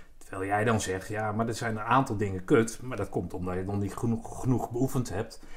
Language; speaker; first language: Dutch; native; Dutch